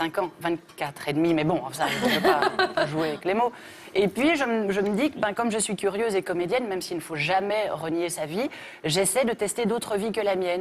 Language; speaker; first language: French; native; French